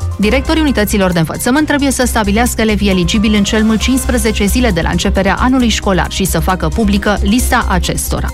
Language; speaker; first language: Romanian; native; Romanian